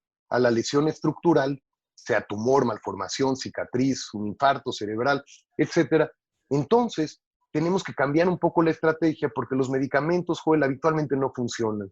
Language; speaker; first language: Spanish; native; Spanish